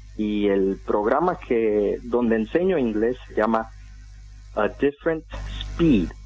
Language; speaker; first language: Spanish; non-native, fluent; English